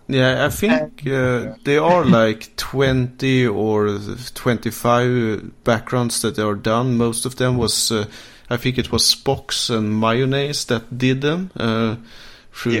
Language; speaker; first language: English; non-native, fluent; Swedish